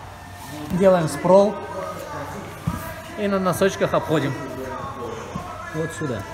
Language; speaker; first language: Russian; native; Russian